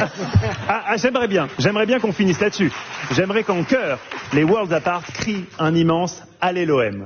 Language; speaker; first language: French; native; French